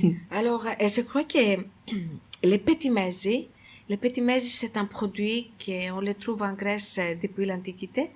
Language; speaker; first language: French; non-native, fluent; Greek